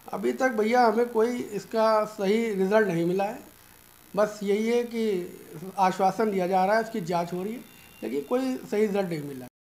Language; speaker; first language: Hindi; native; Hindi